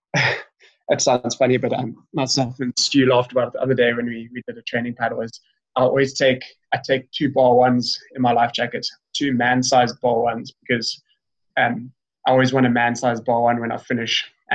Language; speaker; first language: English; native; English